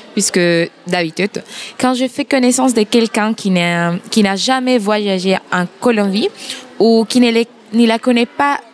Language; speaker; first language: French; non-native, fluent; Spanish